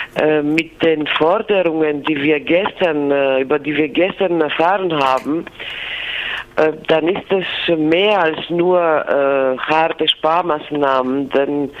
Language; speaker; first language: German; non-native, fluent; Greek